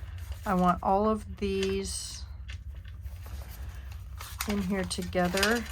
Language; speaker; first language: English; native; English